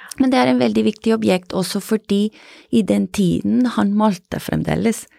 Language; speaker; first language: Norwegian; non-native, fluent; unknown